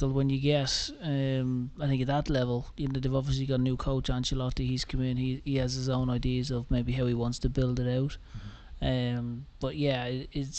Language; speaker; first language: English; native; English